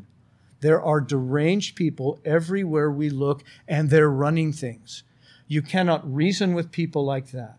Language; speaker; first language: English; native; English